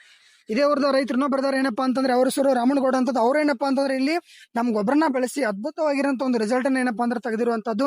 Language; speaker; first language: Kannada; native; Kannada